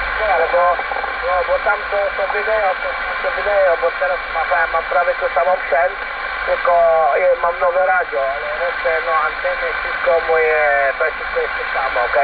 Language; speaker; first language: Polish; non-native, learner; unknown